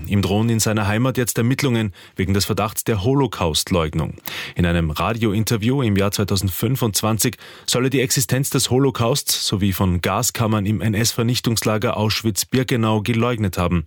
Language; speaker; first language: German; native; German